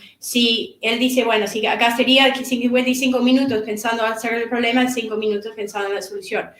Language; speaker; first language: Spanish; non-native, fluent; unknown